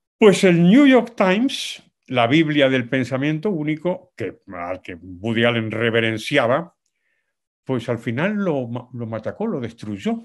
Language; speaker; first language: Spanish; native; Spanish